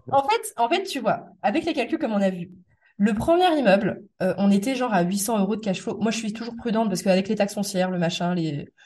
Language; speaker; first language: French; native; French